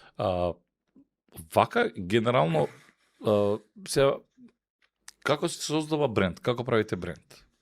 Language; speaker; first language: Macedonian; native; Macedonian